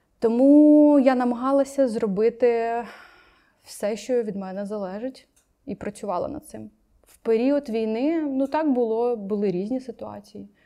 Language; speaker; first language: Ukrainian; native; Ukrainian